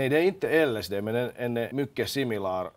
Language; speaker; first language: Swedish; non-native, local second language; Finnish